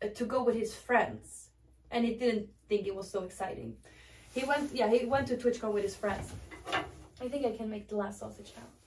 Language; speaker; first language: English; non-native, fluent; Swedish